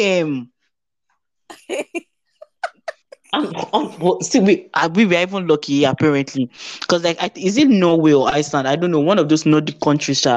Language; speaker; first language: English; non-native, local second language; Yoruba